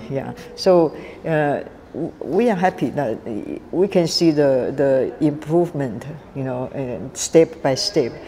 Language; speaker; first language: English; non-native, learner; Chinese